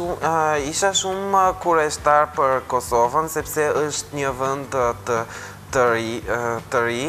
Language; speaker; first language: Albanian; non-native, fluent; Bulgarian